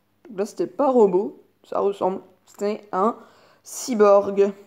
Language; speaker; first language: French; native; French